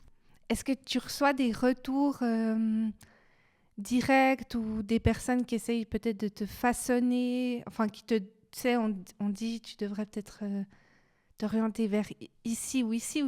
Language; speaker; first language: French; native; French